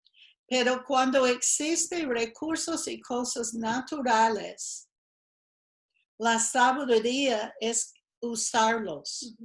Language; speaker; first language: Spanish; non-native, fluent; English